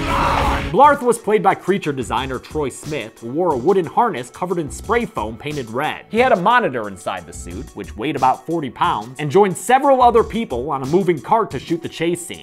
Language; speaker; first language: English; native; English